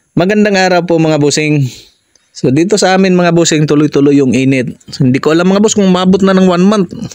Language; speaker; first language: Filipino; non-native, local second language; Cebuano